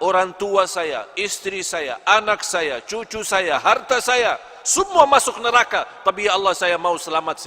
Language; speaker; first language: Indonesian; non-native, fluent; Arabic